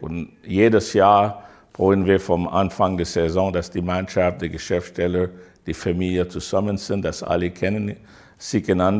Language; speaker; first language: German; non-native, fluent; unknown